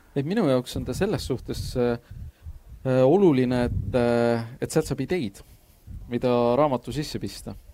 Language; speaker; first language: Estonian; native; Estonian